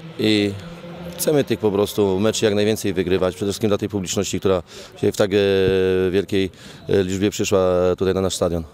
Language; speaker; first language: Polish; native; Polish